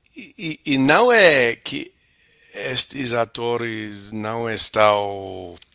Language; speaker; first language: Portuguese; non-native, learner; English